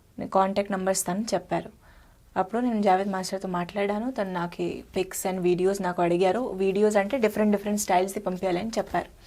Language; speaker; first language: Telugu; non-native, fluent; Hindi